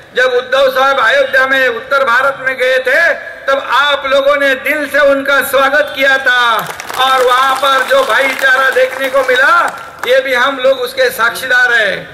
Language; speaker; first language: Hindi; non-native, local second language; Marathi